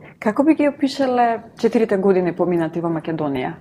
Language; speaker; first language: Macedonian; native; Macedonian